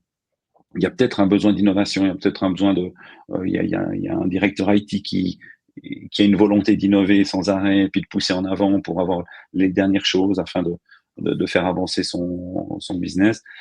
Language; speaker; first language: French; native; French